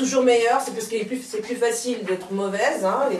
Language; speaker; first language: French; native; French